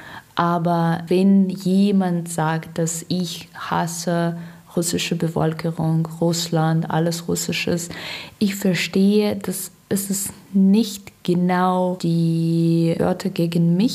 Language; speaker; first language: German; non-native, learner; Russian